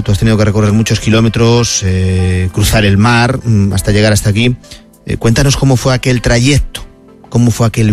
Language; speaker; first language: Spanish; native; Spanish